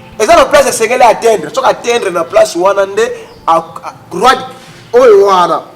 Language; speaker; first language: Lingala; non-native, local second language; Kongo